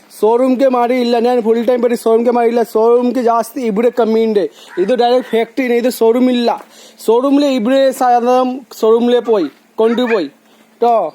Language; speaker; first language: Malayalam; non-native, learner; Bangla